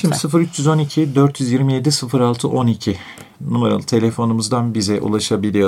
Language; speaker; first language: Turkish; native; Turkish